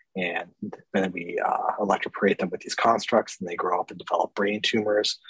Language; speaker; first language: English; native; English